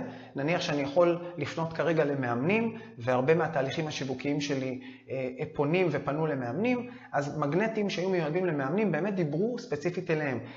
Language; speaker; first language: Hebrew; native; Hebrew